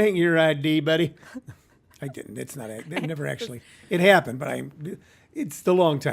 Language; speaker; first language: English; native; English